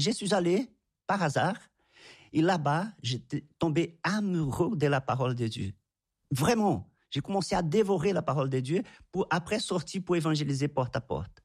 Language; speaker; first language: French; non-native, fluent; Portuguese